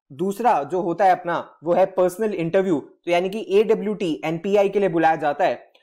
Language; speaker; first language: Hindi; native; Hindi